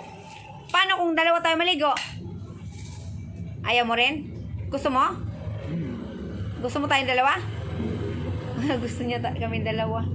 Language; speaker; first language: Filipino; non-native, local second language; Cebuano